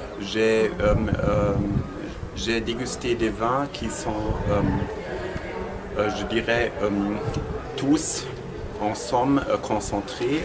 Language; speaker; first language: French; non-native, fluent; German